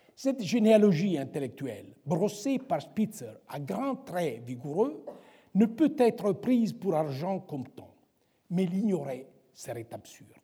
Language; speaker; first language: French; non-native, fluent; Italian